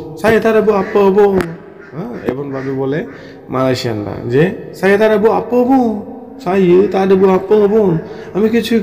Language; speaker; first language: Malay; non-native, fluent; Bangla